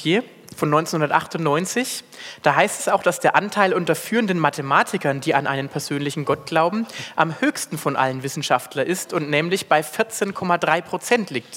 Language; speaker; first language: German; native; German